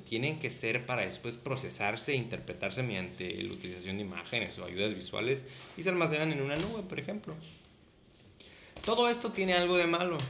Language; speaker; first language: Spanish; native; Spanish